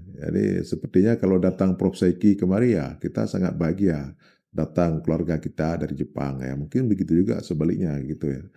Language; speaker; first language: Indonesian; non-native, local second language; Achinese